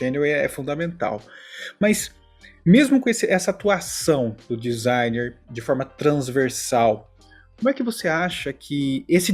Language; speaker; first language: Portuguese; native; Portuguese